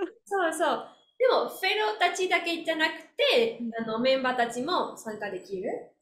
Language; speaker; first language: Japanese; non-native, learner; Spanish